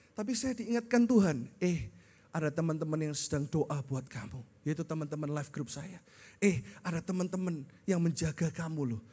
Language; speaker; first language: Indonesian; native; Indonesian